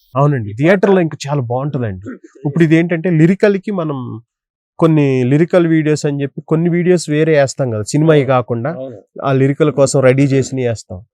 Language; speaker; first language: Telugu; native; Telugu